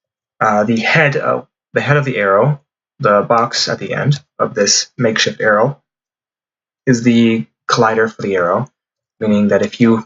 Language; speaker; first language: English; native; English